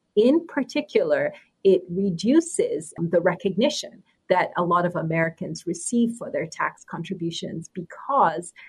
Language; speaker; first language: English; native; English